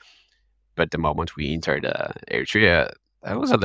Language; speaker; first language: English; non-native, fluent; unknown